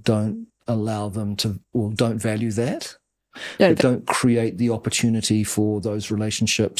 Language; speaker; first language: English; native; English